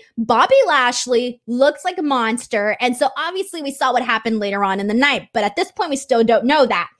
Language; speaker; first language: English; native; English